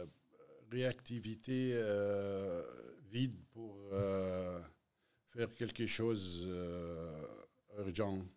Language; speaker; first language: French; non-native, learner; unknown